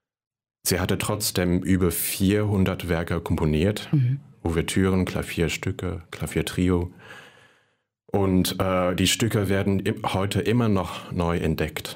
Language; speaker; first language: German; non-native, fluent; Cantonese